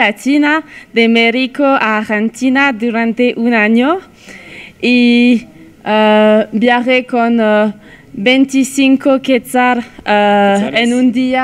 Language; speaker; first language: Spanish; non-native, learner; French